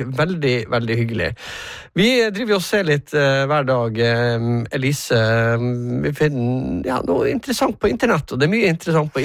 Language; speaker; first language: Norwegian; native; Norwegian